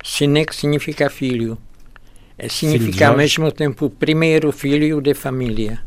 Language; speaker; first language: Portuguese; non-native, fluent; Czech